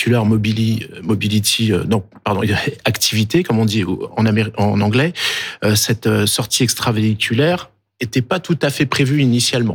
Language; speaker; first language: French; native; French